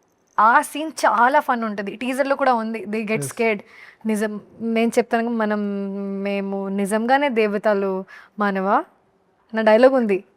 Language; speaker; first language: Telugu; non-native, learner; Hindi